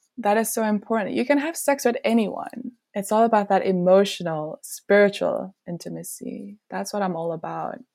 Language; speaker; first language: English; non-native, fluent; Dutch